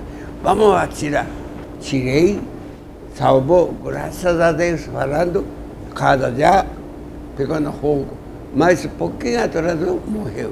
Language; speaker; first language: Portuguese; non-native, learner; Japanese